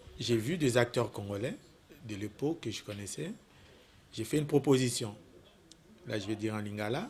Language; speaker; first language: French; non-native, local second language; Lingala